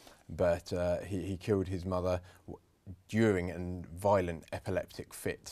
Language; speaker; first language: English; native; English